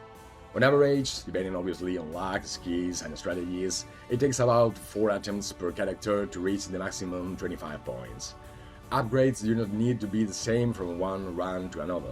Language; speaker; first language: English; non-native, fluent; Spanish